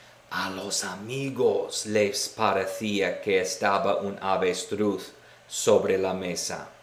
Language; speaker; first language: Spanish; non-native, fluent; English